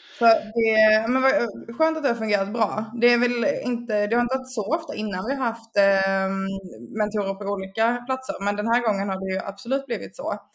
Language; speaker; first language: Swedish; native; Swedish